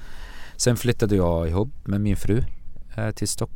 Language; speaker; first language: Swedish; non-native, fluent; Arabic